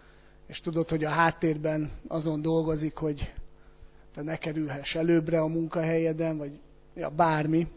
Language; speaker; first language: Hungarian; native; Hungarian